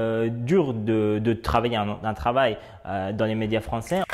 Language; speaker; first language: French; non-native, fluent; Persian